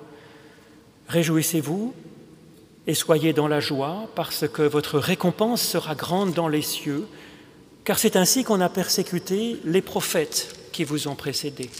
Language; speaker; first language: French; native; French